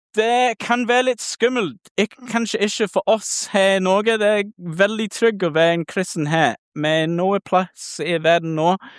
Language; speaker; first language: Norwegian; non-native, learner; English